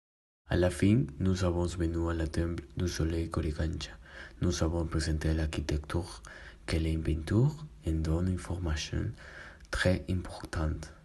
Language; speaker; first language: French; non-native, learner; Spanish